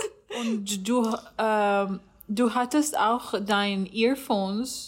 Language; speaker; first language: German; non-native, learner; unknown